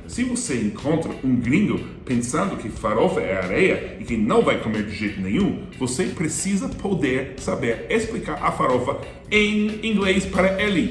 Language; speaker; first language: Portuguese; non-native, fluent; English